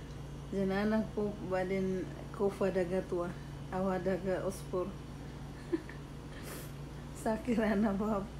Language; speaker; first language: Arabic; non-native, learner; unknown